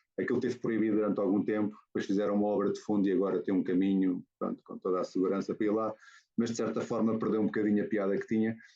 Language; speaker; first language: Portuguese; native; Portuguese